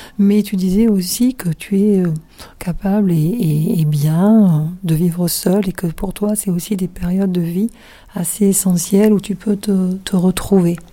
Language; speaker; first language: French; native; French